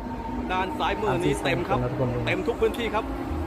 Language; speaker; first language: Thai; native; Thai